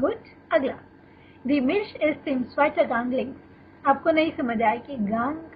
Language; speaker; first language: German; non-native, fluent; Hindi